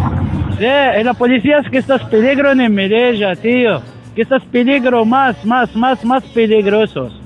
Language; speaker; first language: Spanish; early bilingual, other home language; Arabic